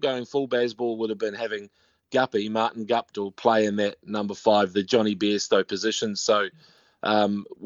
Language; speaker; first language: English; native; English